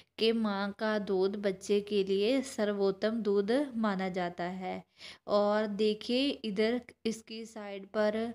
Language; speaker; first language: Hindi; non-native, local second language; Punjabi